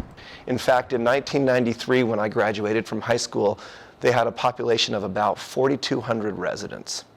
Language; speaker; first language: English; native; English